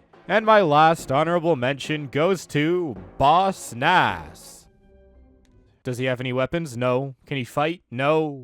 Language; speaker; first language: English; native; English